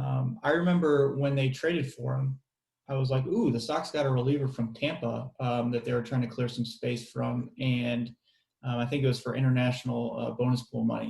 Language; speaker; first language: English; native; English